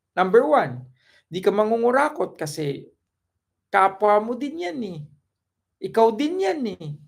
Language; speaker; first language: Filipino; non-native, local second language; Cebuano